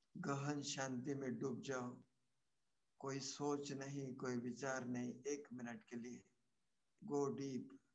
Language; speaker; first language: Hindi; non-native, local second language; Marathi